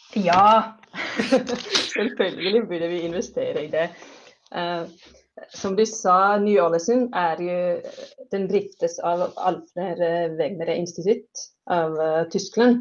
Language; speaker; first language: Norwegian; non-native, fluent; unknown